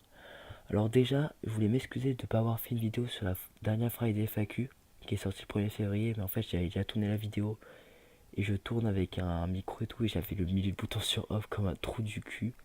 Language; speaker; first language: French; native; French